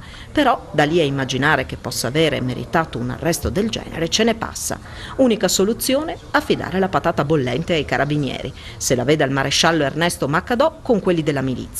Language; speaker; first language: Italian; native; Italian